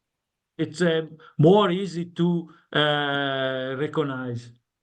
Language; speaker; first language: English; non-native, learner; Italian